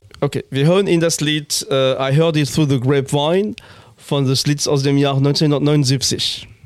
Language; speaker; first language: German; non-native, fluent; French